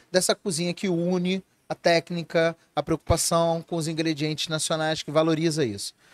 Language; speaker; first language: Portuguese; native; Portuguese